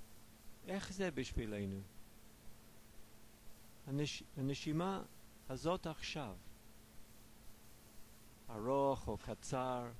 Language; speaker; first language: Hebrew; non-native, fluent; English